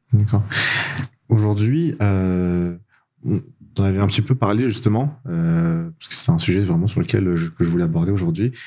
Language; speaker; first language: French; non-native, local second language; Malagasy